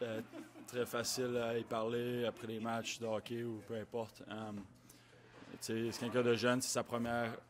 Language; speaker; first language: French; native; French